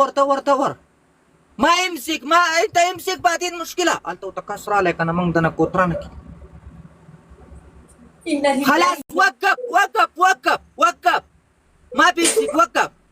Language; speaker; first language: Arabic; non-native, learner; Pashto